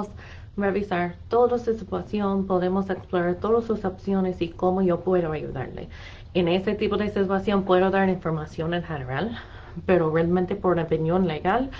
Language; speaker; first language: Spanish; non-native, fluent; English